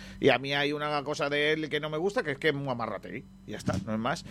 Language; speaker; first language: Spanish; native; Spanish